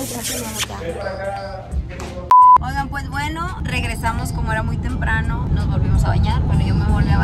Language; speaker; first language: Spanish; native; Spanish